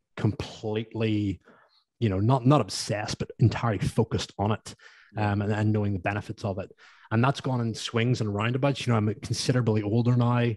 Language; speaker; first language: English; native; English